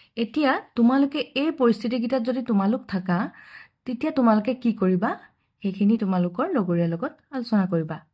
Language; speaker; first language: Assamese; native; Assamese